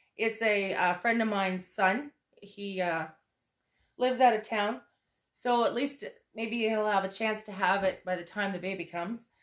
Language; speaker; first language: English; native; English